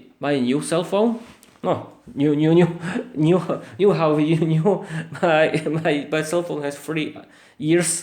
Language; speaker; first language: English; non-native, learner; Slovak